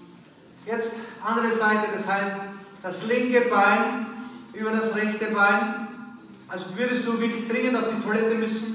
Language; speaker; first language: German; native; German